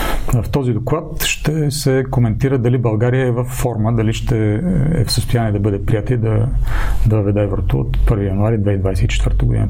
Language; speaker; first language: Bulgarian; native; Bulgarian